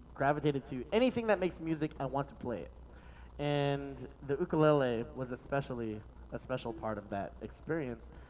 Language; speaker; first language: English; native; English